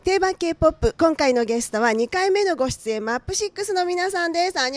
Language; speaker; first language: Japanese; native; Japanese